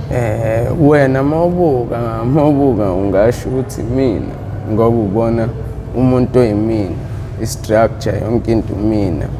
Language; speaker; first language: Zulu; native; Zulu